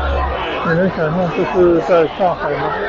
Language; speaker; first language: Chinese; native; Chinese